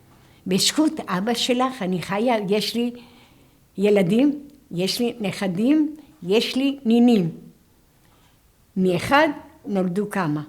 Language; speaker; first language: Hebrew; non-native, fluent; Greek